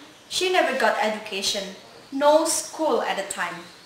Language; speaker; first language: English; non-native, learner; Indonesian